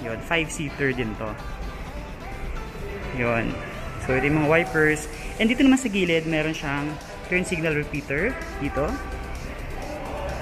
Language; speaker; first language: Filipino; native; Filipino